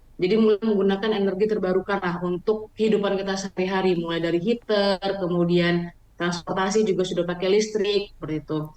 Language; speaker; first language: Indonesian; native; Indonesian